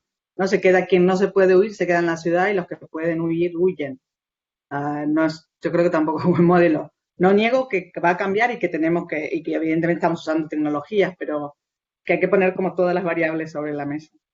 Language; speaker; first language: Spanish; native; Spanish